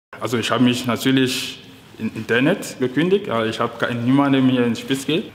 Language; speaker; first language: German; non-native, fluent; French